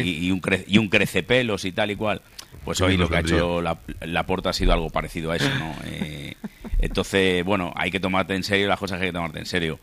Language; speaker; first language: Spanish; native; Spanish